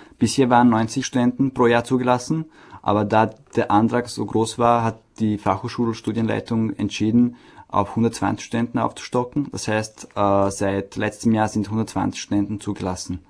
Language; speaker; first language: German; native; German